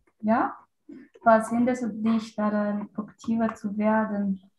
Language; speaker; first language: German; non-native, learner; Portuguese